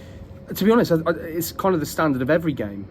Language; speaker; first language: English; native; English